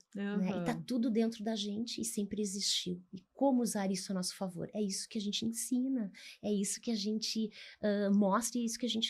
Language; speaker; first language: Portuguese; native; Portuguese